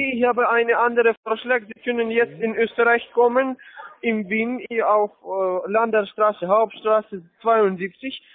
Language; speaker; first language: German; non-native, learner; Russian